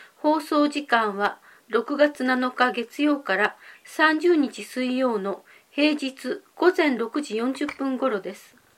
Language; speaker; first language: Japanese; native; Japanese